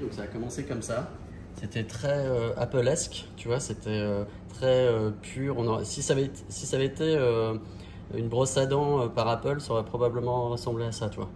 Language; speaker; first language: French; native; French